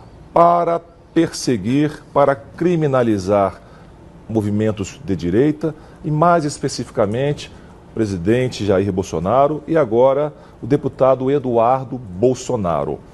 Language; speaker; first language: Portuguese; native; Portuguese